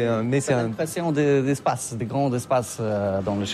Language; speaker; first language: French; non-native, learner; Polish